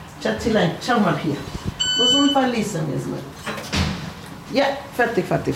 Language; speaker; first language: German; non-native, learner; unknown